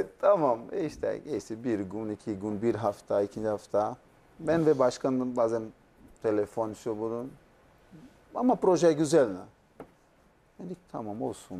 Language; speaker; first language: Turkish; non-native, learner; Portuguese